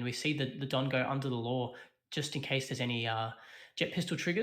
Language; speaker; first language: English; native; English